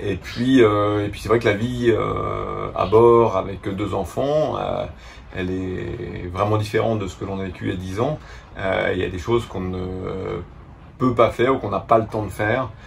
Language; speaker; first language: French; native; French